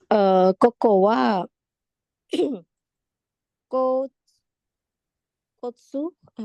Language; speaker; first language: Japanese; non-native, learner; Indonesian